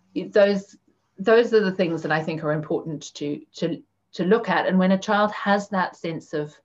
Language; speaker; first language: English; native; English